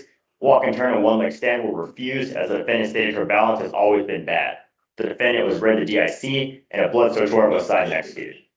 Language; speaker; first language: English; native; English